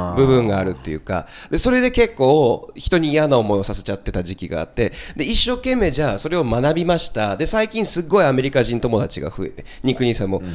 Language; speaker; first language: Japanese; native; Japanese